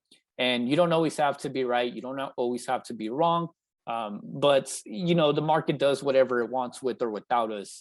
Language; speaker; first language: English; native; English